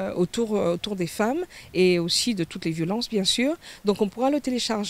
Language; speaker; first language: French; native; French